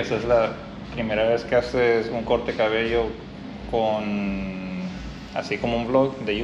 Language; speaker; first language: Spanish; non-native, learner; English